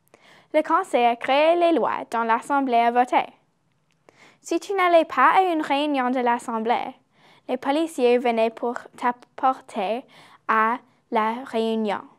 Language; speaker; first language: French; non-native, learner; English